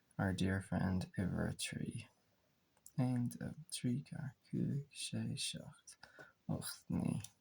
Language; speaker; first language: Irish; non-native, local second language; English